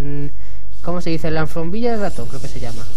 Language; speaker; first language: Spanish; native; Spanish